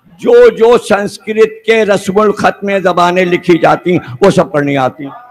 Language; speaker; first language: Urdu; native; Urdu